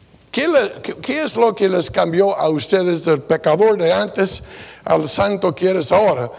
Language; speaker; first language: Spanish; non-native, fluent; English